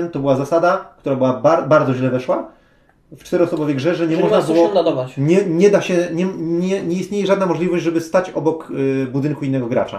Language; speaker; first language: Polish; native; Polish